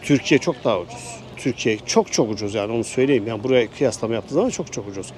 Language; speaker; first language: Turkish; native; Turkish